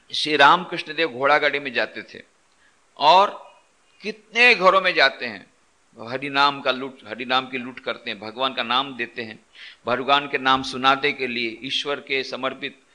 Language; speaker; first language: Hindi; non-native, local second language; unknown